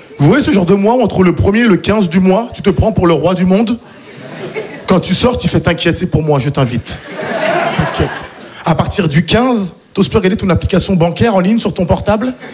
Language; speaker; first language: French; native; French